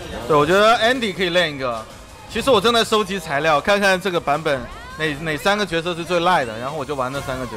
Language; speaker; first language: Chinese; native; Chinese